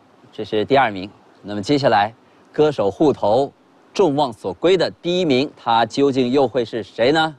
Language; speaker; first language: Chinese; native; Chinese